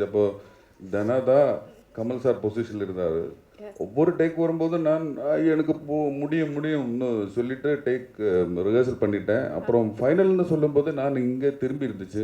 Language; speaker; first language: Tamil; non-native, learner; Malayalam